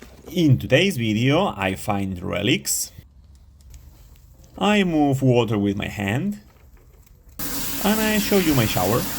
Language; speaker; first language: English; non-native, fluent; Spanish